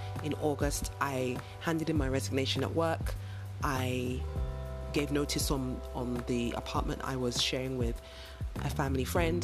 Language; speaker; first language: English; native; English